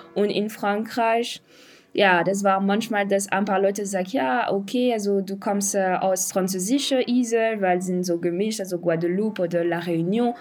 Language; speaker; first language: German; non-native, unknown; French